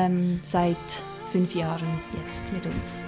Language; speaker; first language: German; non-native, local second language; English